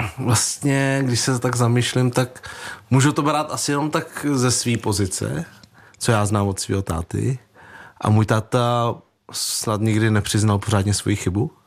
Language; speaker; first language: Czech; early bilingual, other home language; Vietnamese